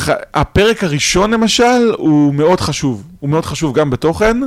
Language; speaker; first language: Hebrew; native; Hebrew